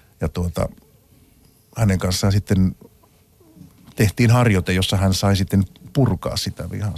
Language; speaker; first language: Finnish; native; Finnish